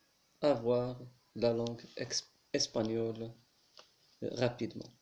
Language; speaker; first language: French; non-native, local second language; Arabic